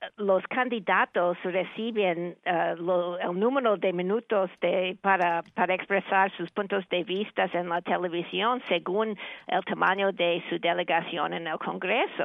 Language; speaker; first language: Spanish; non-native, fluent; English